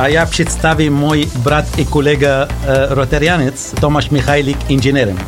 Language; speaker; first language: Polish; non-native, learner; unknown